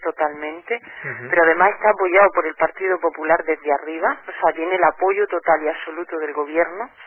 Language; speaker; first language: Spanish; native; Spanish